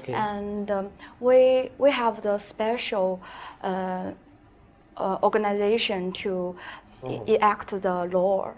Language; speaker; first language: English; non-native, learner; Chinese